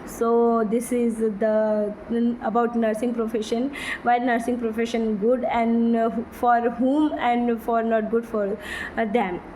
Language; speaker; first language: English; non-native, learner; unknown